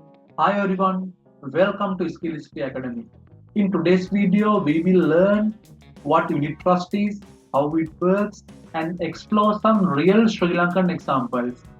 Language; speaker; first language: English; non-native, local second language; Sinhala